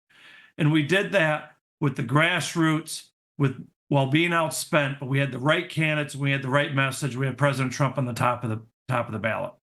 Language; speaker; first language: English; native; English